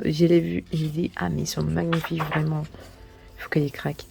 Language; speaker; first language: French; non-native, learner; Spanish